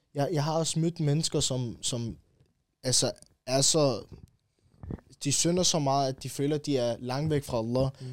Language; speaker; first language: Danish; early bilingual, other home language; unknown